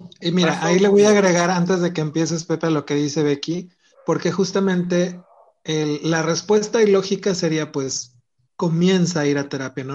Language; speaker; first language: Spanish; native; Spanish